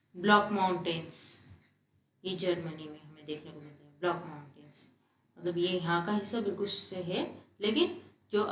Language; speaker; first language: Hindi; non-native, local second language; Telugu